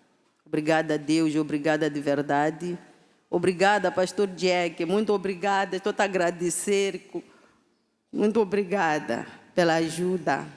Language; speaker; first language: Portuguese; non-native, local second language; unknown